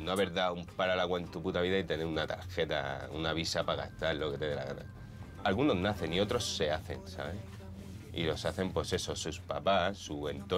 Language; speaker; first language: Spanish; native; Spanish